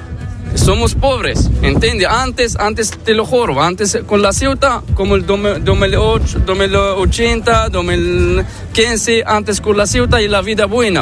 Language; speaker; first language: Spanish; non-native, learner; Arabic